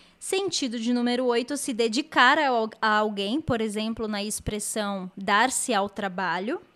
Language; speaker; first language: Portuguese; native; Portuguese